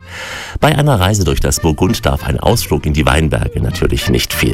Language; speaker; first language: German; native; German